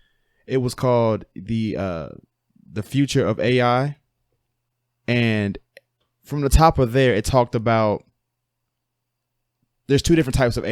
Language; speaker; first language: English; native; English